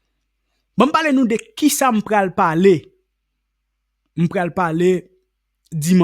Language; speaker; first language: Haitian Creole; native; Haitian Creole